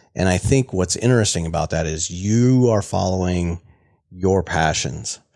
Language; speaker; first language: English; native; English